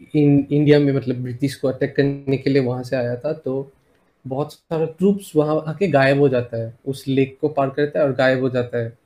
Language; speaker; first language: Hindi; non-native, local second language; Assamese